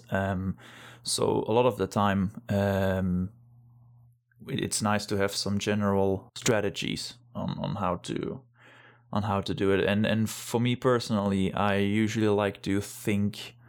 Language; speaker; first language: English; non-native, fluent; Dutch